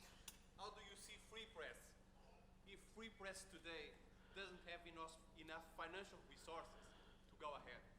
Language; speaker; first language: English; non-native, fluent; Portuguese